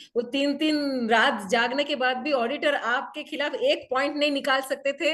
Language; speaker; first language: Hindi; non-native, local second language; Gujarati